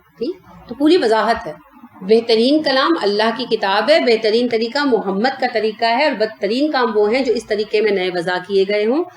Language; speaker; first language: Urdu; native; Urdu